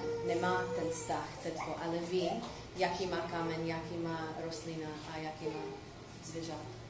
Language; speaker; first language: Czech; non-native, fluent; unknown